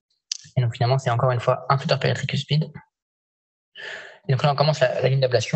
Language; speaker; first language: French; native; French